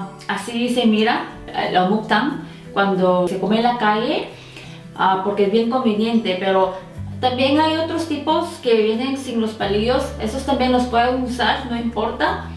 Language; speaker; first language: Spanish; non-native, fluent; Korean